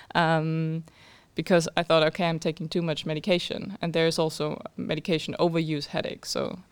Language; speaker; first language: English; non-native, fluent; German